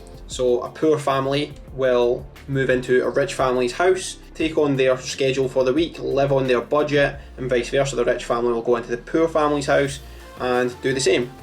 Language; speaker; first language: English; native; English